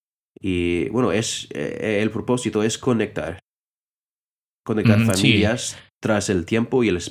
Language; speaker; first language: Spanish; non-native, fluent; English